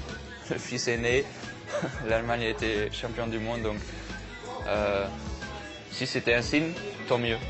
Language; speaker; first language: French; non-native, fluent; German